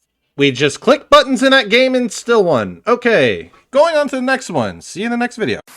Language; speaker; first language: English; native; English